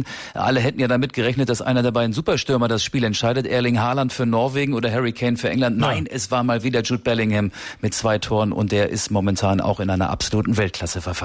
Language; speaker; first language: German; native; German